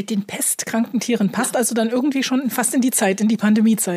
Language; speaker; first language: German; native; German